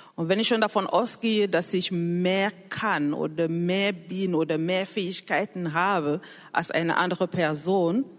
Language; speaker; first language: German; non-native, fluent; French